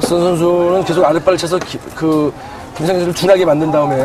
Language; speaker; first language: Korean; native; Korean